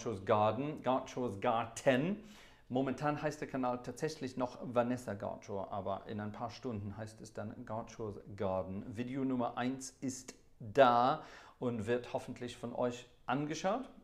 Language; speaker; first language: German; non-native, fluent; English